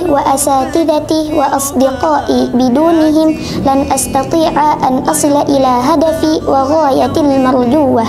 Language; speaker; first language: Arabic; non-native, learner; Indonesian